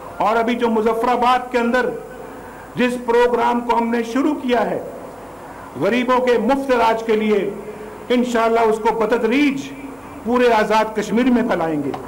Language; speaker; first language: Urdu; non-native, local second language; Punjabi